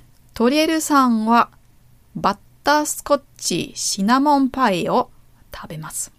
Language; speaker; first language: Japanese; non-native, learner; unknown